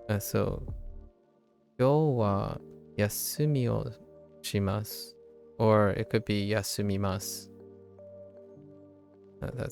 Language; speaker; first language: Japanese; non-native, learner; English